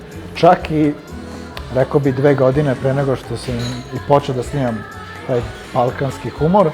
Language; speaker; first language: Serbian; early bilingual, heritage; Serbian